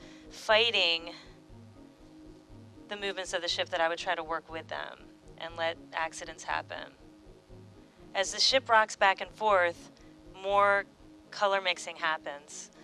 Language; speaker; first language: English; native; English